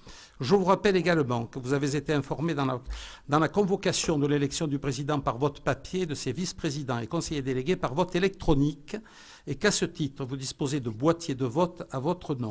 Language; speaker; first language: French; native; French